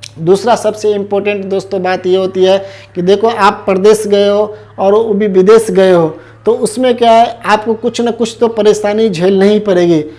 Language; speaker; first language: Hindi; native; Hindi